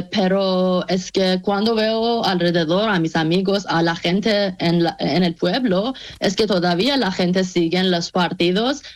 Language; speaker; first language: Spanish; non-native, fluent; Persian